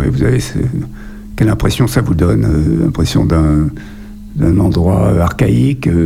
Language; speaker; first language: French; native; French